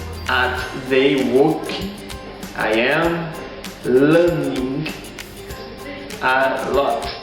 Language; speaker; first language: English; non-native, learner; Portuguese